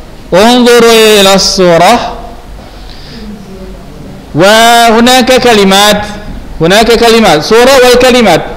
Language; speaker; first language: Arabic; non-native, fluent; Indonesian